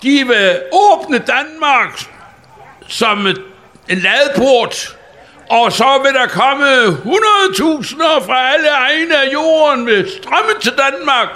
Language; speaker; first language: Danish; native; Danish